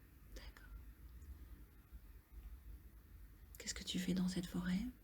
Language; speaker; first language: French; native; French